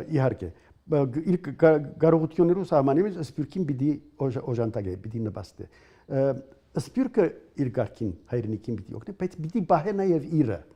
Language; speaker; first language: Armenian; early bilingual, heritage; Armenian